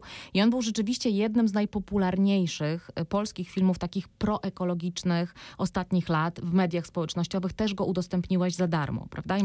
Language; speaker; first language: Polish; native; Polish